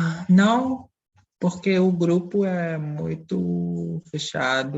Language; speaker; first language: Portuguese; non-native, fluent; Dutch